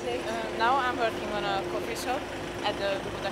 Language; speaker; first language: English; non-native, learner; Hungarian